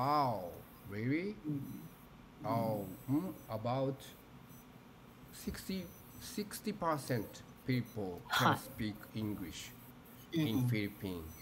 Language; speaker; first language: English; non-native, learner; Japanese